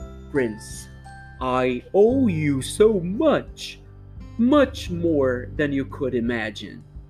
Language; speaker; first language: English; non-native, fluent; Portuguese